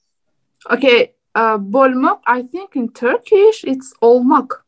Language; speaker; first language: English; non-native, learner; Turkmen